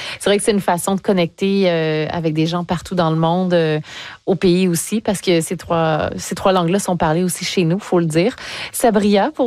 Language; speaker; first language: French; native; French